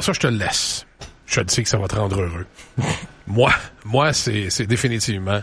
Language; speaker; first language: French; native; French